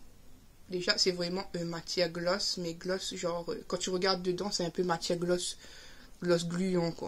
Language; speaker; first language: French; native; French